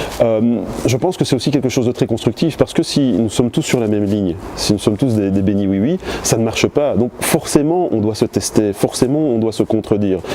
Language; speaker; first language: French; native; French